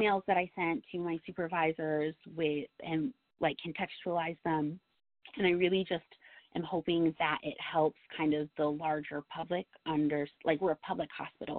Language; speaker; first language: English; native; English